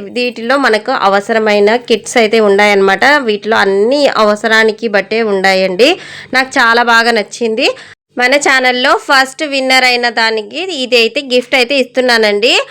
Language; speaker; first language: Telugu; non-native, local second language; Urdu